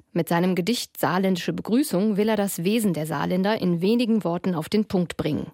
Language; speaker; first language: German; native; German